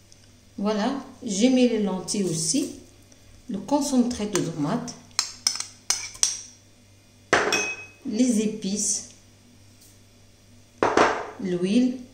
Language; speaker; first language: French; non-native, local second language; Arabic